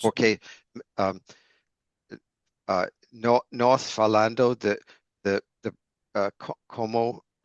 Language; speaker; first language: Portuguese; non-native, learner; English